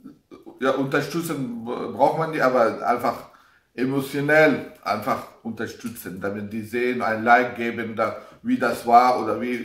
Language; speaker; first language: German; non-native, learner; Pashto